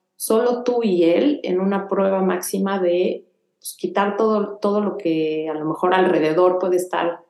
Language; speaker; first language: Spanish; native; Spanish